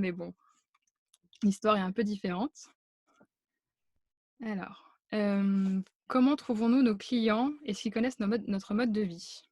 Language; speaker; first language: French; native; French